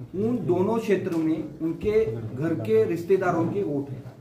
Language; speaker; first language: Hindi; non-native, local second language; Marathi